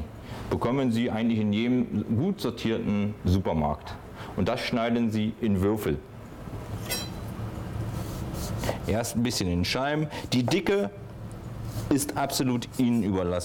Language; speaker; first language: German; native; German